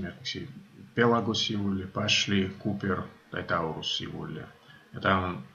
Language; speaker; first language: Finnish; non-native, fluent; Russian